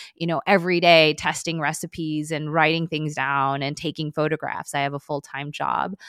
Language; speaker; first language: English; early bilingual, other home language; Korean